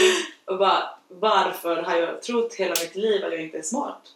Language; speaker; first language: Swedish; non-native, fluent; Spanish